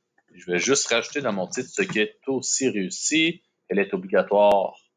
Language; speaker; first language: French; native; French